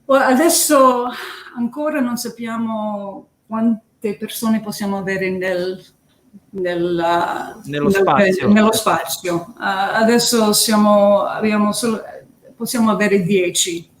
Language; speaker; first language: Italian; early bilingual, heritage; English